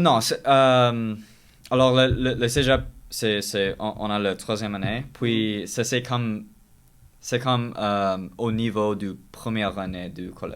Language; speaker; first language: French; non-native, learner; English